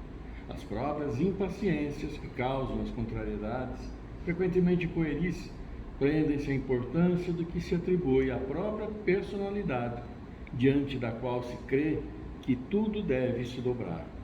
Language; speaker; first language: Portuguese; native; Portuguese